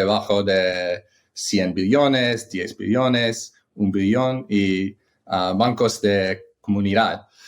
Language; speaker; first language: Spanish; non-native, fluent; English